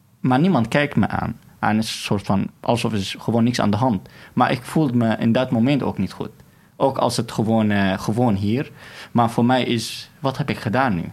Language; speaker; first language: Dutch; non-native, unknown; Arabic